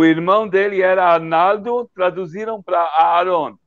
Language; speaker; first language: Portuguese; early bilingual, heritage; Portuguese